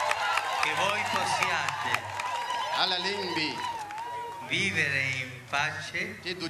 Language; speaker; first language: Italian; early bilingual, heritage; Spanish